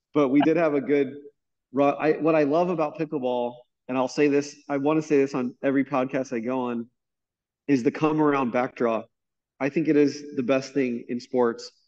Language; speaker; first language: English; native; English